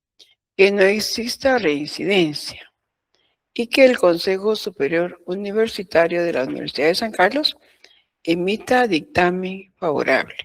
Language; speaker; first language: Spanish; native; Spanish